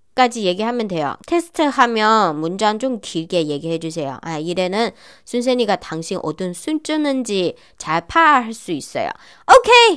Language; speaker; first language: Korean; non-native, learner; Chinese